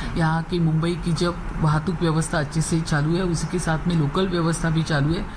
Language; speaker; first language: Hindi; non-native, local second language; Marathi